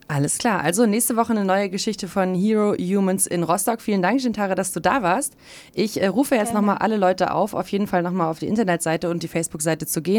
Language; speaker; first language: German; native; German